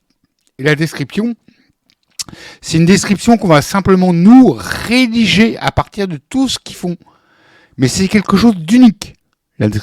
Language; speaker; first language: French; native; French